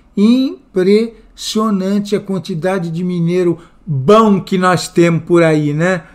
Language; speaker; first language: Portuguese; native; Portuguese